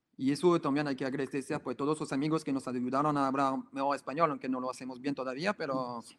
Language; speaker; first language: Spanish; non-native, fluent; French